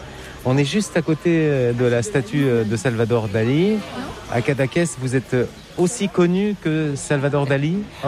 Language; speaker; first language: French; native; French